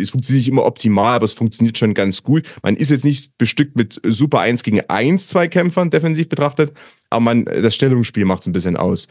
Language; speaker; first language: German; native; German